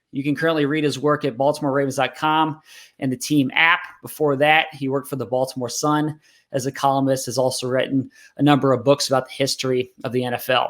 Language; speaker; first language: English; native; English